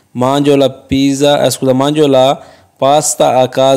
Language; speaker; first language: Italian; non-native, fluent; Punjabi